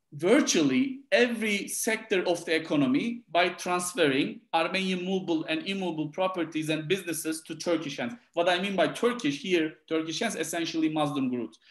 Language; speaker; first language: English; non-native, fluent; Turkish